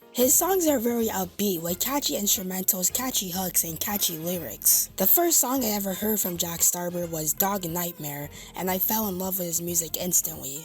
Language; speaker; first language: English; native; English